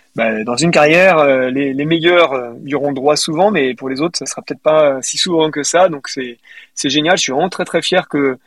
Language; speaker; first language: French; native; French